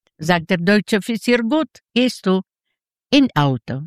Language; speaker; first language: German; non-native, fluent; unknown